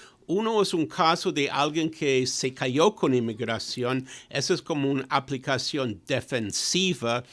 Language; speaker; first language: Spanish; non-native, fluent; English